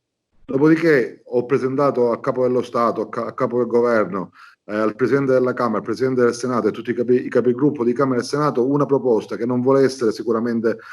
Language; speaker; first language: Italian; native; Italian